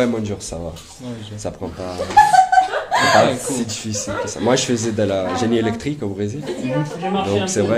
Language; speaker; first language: French; non-native, fluent; Portuguese